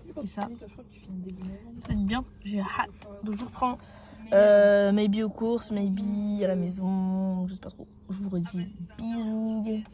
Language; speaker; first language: French; native; French